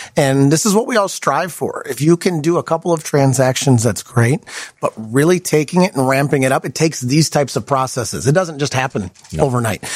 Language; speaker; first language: English; native; English